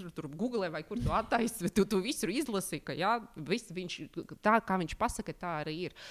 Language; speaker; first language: Latvian; non-native, local second language; Russian